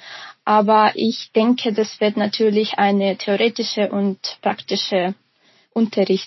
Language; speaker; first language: German; non-native, fluent; Ukrainian